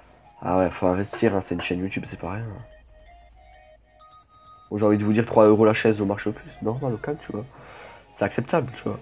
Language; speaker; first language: French; native; French